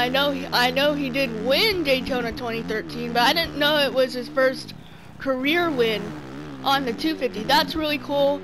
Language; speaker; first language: English; native; English